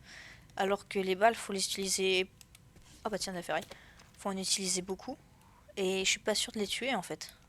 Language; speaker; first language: French; native; French